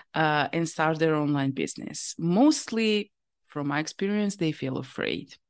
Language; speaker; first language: English; non-native, fluent; Serbian